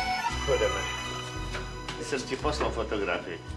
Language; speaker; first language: Czech; non-native, learner; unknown